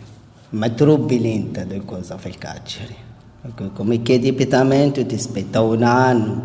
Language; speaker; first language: Italian; non-native, learner; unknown